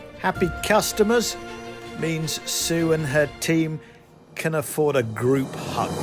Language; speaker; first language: English; native; English